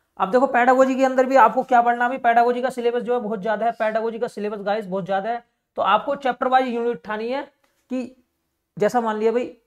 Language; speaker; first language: Hindi; native; Hindi